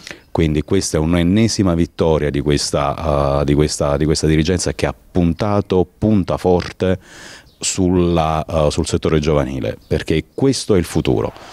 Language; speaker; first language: Italian; native; Italian